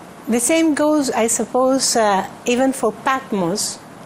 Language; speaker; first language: English; non-native, fluent; Greek